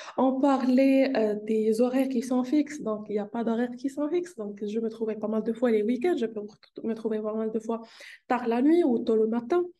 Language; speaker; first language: French; non-native, local second language; Arabic